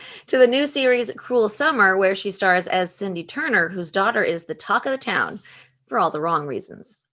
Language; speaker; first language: English; native; English